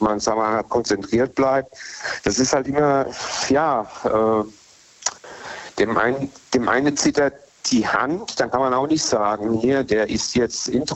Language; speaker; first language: German; native; German